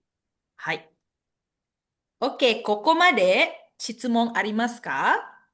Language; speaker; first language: Japanese; non-native, fluent; Indonesian